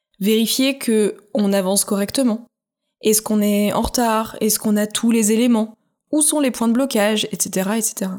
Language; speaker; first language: French; native; French